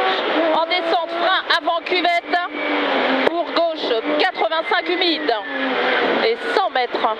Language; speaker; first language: French; native; French